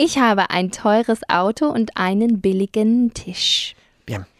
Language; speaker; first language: German; non-native, fluent; Spanish